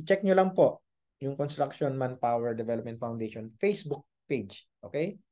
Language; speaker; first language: Filipino; non-native, local second language; Iloko